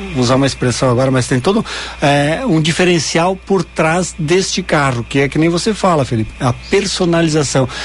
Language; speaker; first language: Portuguese; native; Portuguese